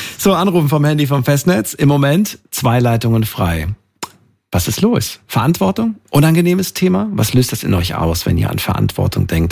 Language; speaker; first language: German; native; German